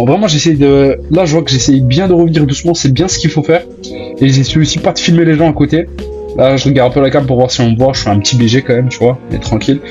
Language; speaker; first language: French; native; French